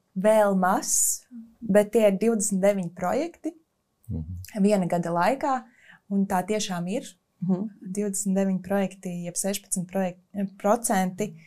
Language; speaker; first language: Latvian; native; Latvian